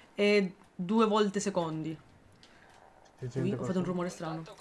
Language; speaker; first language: Italian; non-native, fluent; German